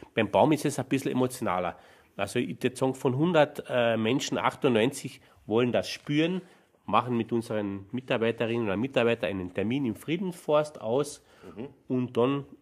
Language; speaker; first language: German; native; German